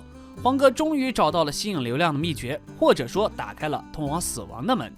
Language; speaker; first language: Chinese; native; Chinese